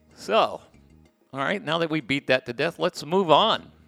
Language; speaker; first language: English; native; English